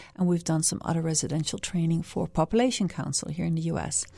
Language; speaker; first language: English; non-native, fluent; Dutch